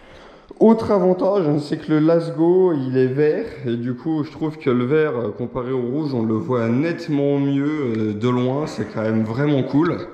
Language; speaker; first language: French; native; French